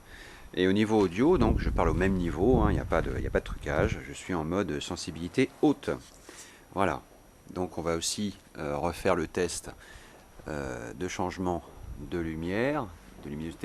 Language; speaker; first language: French; native; French